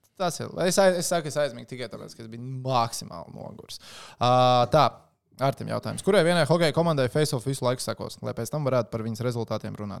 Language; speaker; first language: Latvian; native; Latvian